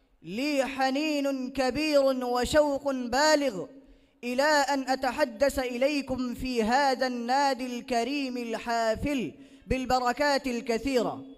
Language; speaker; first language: Arabic; non-native, learner; Bangla